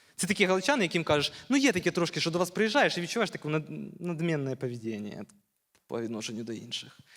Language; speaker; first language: Ukrainian; native; Ukrainian